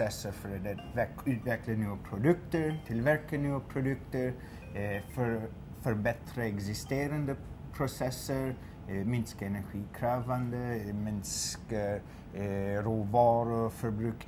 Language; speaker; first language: Swedish; non-native, fluent; English